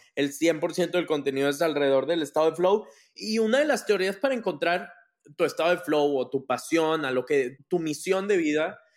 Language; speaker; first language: Spanish; native; Spanish